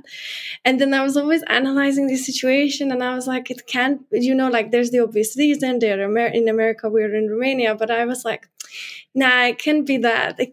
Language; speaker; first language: English; non-native, fluent; Hungarian